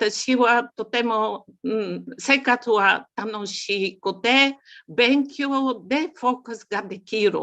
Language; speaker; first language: Japanese; non-native, learner; Bulgarian